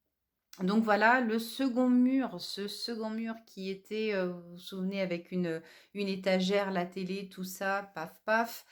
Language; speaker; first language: French; native; French